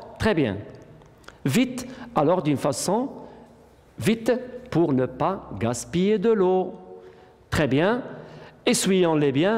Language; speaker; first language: French; non-native, local second language; Arabic